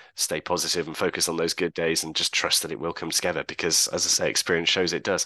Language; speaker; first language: English; native; English